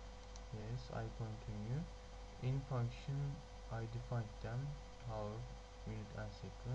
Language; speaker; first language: English; non-native, learner; Turkish